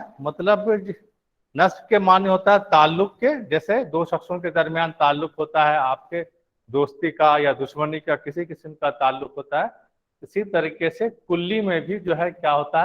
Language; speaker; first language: Urdu; native; Urdu